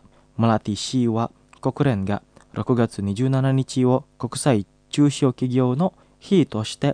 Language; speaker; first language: Japanese; non-native, fluent; Indonesian